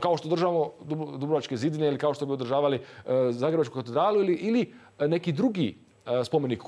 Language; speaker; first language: Croatian; native; Croatian